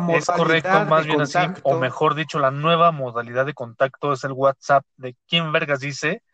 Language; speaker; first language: Spanish; native; Spanish